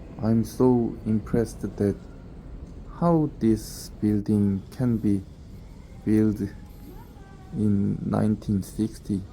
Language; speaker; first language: English; non-native, learner; Korean